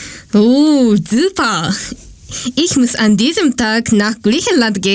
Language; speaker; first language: German; non-native, learner; Japanese